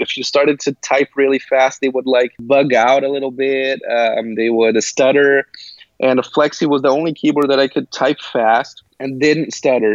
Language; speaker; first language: English; early bilingual, other home language; Portuguese